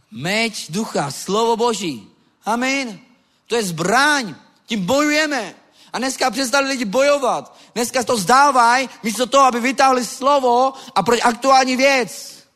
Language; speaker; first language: Czech; non-native, local second language; Romany